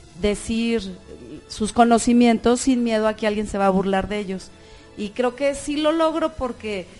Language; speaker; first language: Spanish; native; Spanish